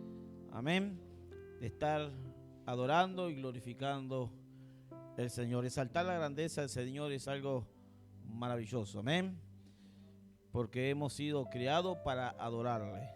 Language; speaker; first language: Spanish; native; Spanish